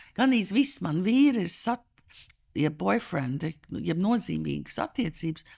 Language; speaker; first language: Latvian; early bilingual, heritage; Latvian